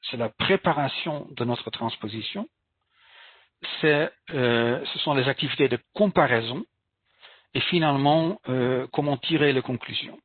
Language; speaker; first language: French; non-native, fluent; Dutch